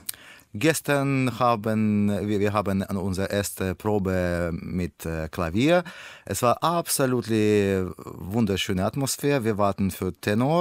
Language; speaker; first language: German; non-native, learner; Russian